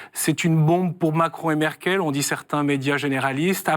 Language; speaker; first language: French; native; French